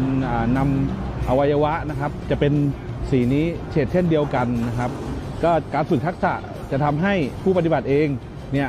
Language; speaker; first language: Thai; native; Thai